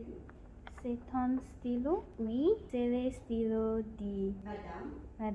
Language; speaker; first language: French; non-native, learner; English